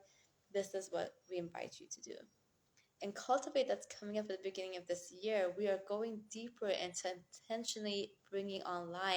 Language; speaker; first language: English; native; English